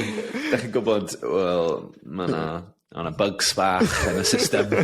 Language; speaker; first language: Welsh; non-native, local second language; English